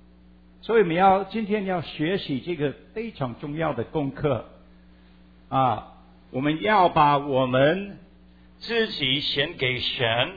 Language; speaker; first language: Chinese; early bilingual, heritage; Chinese